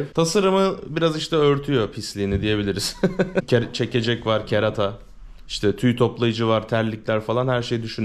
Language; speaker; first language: Turkish; native; Turkish